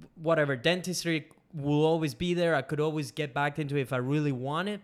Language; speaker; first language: English; non-native, fluent; Spanish